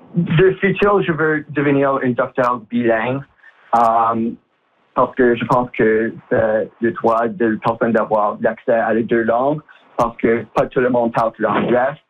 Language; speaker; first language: French; non-native, local second language; English